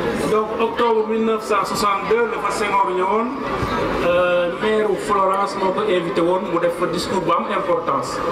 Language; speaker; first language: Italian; non-native, learner; Wolof